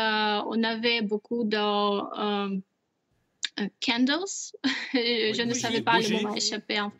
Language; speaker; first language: French; non-native, fluent; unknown